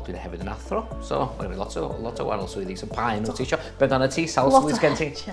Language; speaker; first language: Welsh; non-native, local second language; English